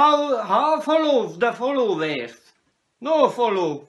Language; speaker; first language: English; non-native, learner; Hungarian